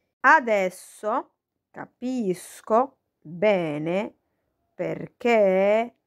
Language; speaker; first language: Italian; non-native, learner; Arabic